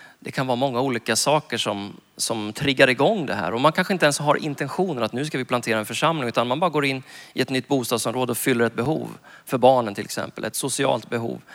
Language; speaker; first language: Swedish; native; Swedish